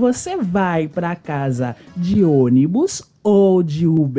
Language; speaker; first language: Portuguese; non-native, fluent; Haitian Creole